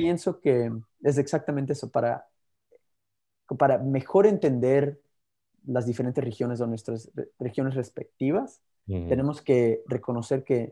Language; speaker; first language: Spanish; early bilingual, heritage; Spanish